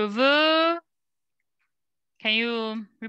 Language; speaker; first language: French; non-native, fluent; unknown